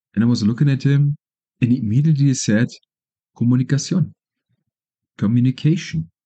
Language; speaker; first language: English; non-native, fluent; German